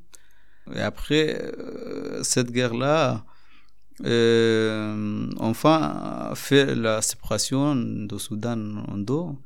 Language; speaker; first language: French; non-native, learner; Arabic